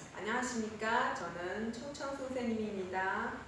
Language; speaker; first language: Korean; non-native, fluent; Chinese